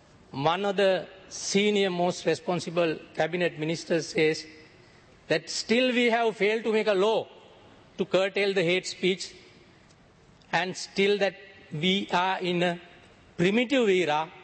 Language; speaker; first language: English; non-native, local second language; Sinhala